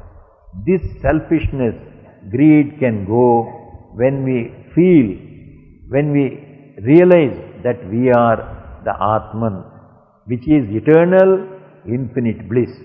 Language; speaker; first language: English; non-native, local second language; Tamil